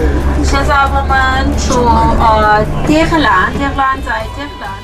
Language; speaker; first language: Chinese; non-native, learner; Persian